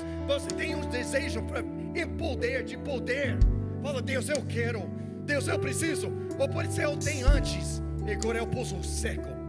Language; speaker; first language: Portuguese; non-native, learner; English